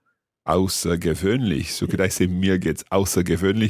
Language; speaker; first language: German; non-native, learner; English